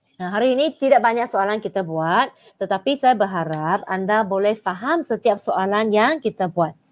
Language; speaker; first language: Malay; non-native, local second language; Chinese